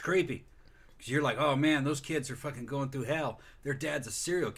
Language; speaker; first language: English; native; English